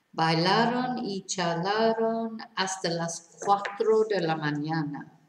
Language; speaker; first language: Spanish; non-native, fluent; English